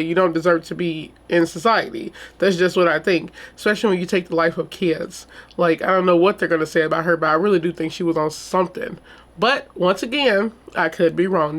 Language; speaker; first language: English; native; English